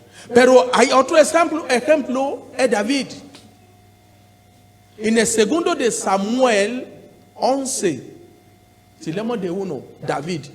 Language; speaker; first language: Spanish; non-native, learner; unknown